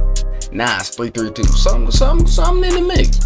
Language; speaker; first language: English; native; English